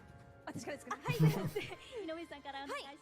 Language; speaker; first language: Japanese; native; Japanese